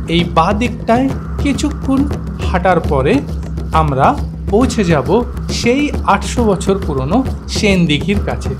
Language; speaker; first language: Bangla; non-native, fluent; Hindi